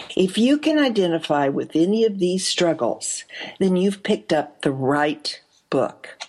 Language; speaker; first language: English; native; English